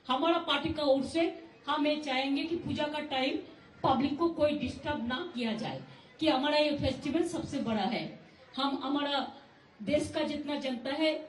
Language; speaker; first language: Hindi; non-native, local second language; Bangla